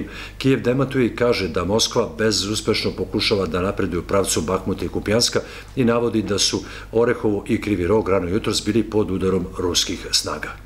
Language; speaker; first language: Serbian; native; Serbian